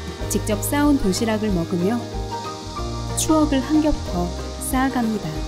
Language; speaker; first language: Korean; native; Korean